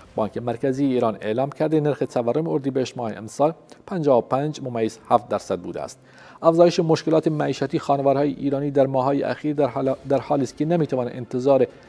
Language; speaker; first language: Persian; non-native, local second language; Central Kurdish